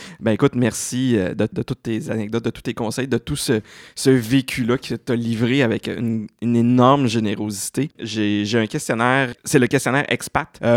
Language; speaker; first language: French; native; French